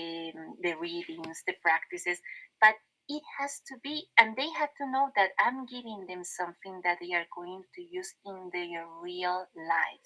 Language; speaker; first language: English; non-native, fluent; Spanish